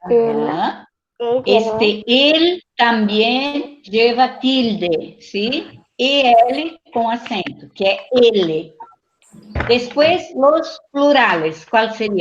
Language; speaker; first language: Spanish; non-native, fluent; Portuguese